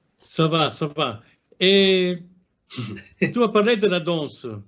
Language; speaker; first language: French; non-native, fluent; Italian